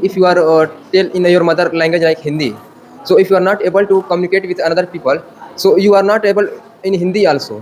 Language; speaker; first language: English; non-native, learner; Hindi